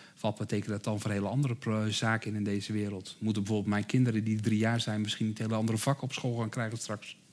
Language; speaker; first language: Dutch; native; Dutch